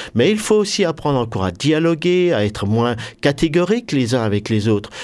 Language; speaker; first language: French; native; French